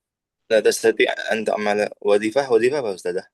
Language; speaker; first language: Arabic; non-native, learner; Indonesian